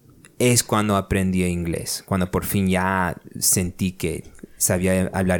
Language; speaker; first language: Spanish; early bilingual, other home language; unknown